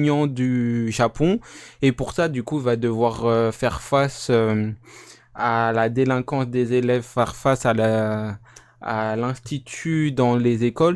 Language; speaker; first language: French; native; French